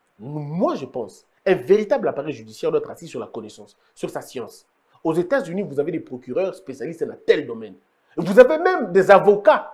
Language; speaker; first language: French; non-native, local second language; Lingala